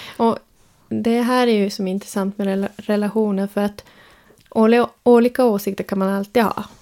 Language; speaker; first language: Swedish; native; Swedish